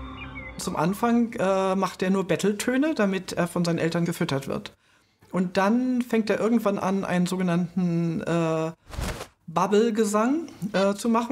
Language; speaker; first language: German; native; German